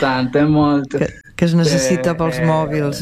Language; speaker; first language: Catalan; native; Catalan